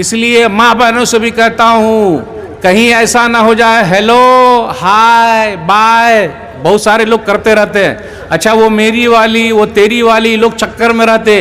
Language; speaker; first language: Hindi; native; Hindi